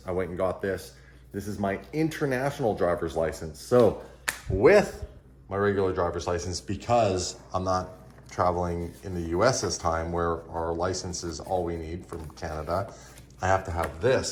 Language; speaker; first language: English; native; English